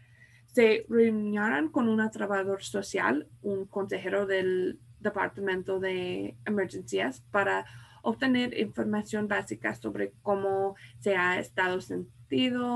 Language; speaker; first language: Spanish; non-native, fluent; English